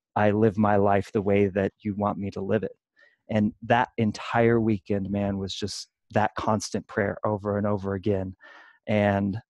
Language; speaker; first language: English; native; English